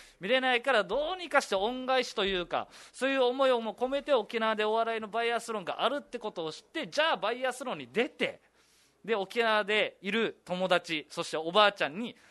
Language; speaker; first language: Japanese; native; Japanese